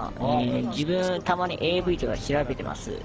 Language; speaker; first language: Japanese; native; Japanese